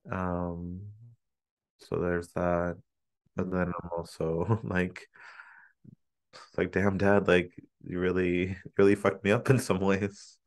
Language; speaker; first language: English; early bilingual, other home language; Spanish